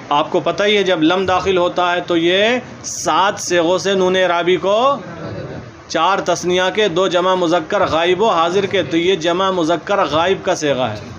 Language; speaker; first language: Urdu; native; Urdu